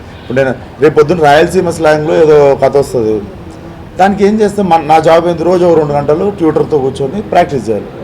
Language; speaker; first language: Telugu; native; Telugu